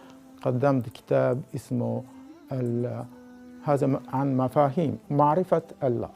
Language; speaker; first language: Arabic; non-native, fluent; Japanese